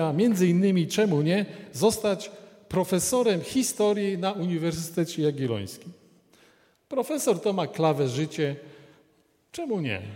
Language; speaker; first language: Polish; native; Polish